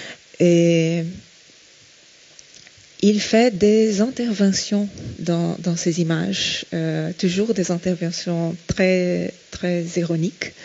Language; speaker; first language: French; non-native, fluent; Portuguese